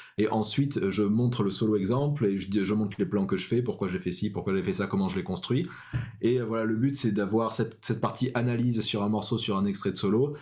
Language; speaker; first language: French; native; French